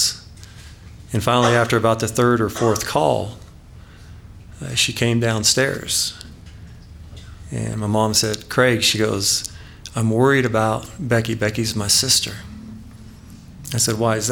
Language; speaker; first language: English; native; English